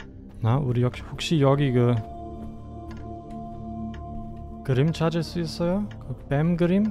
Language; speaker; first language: Korean; non-native, fluent; German